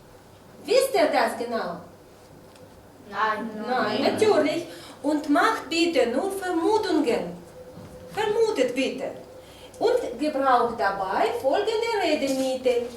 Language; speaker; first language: German; non-native, fluent; Russian